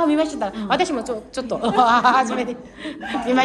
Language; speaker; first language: Japanese; non-native, learner; Korean